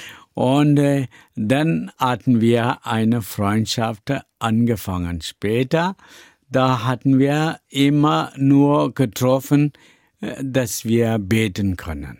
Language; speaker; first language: German; non-native, learner; Tamil